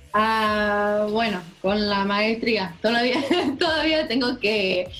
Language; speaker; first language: Spanish; non-native, learner; English